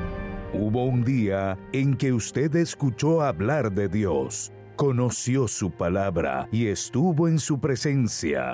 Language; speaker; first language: Spanish; native; Spanish